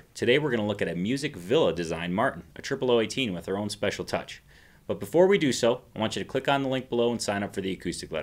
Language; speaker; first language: English; native; English